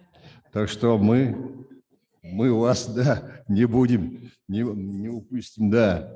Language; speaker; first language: Russian; non-native, local second language; Kyrgyz